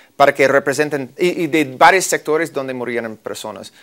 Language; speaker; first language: Spanish; non-native, fluent; English